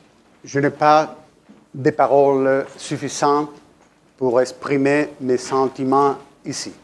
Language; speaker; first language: French; non-native, fluent; Spanish